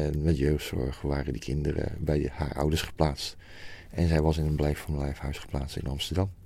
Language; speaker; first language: Dutch; native; Dutch